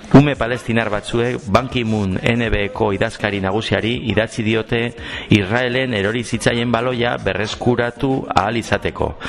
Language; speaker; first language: Basque; non-native, local second language; Spanish